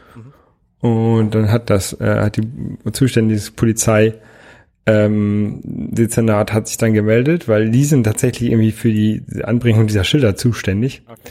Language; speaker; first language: German; native; German